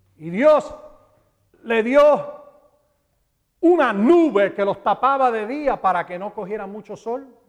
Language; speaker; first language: Spanish; early bilingual, heritage; Spanish